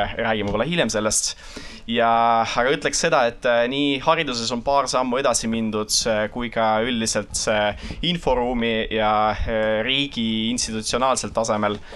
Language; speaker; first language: Estonian; non-native, local second language; Russian